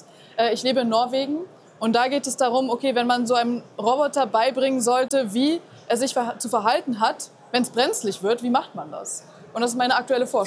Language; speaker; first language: German; native; German